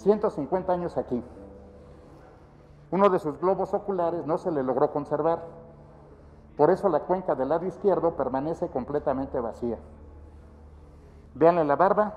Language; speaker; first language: Spanish; native; Spanish